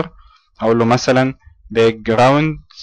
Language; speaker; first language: Arabic; native; Arabic